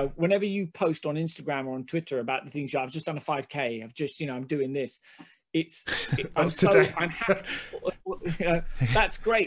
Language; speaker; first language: English; non-native, local second language; Hindi